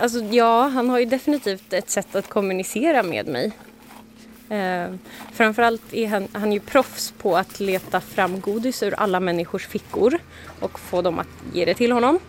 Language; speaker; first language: Swedish; native; Swedish